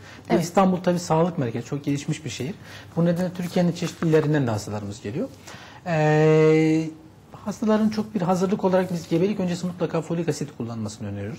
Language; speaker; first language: Turkish; native; Turkish